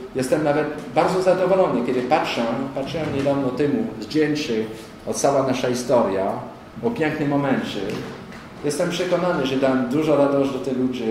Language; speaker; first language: Polish; non-native, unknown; French